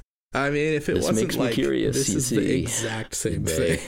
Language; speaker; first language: English; native; English